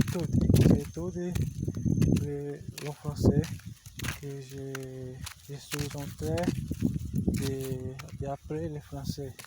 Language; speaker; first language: French; non-native, learner; Portuguese